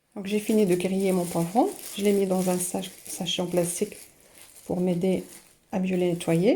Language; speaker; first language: French; non-native, local second language; Arabic